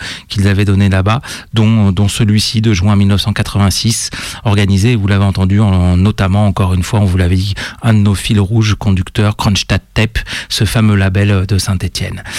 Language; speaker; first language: French; native; French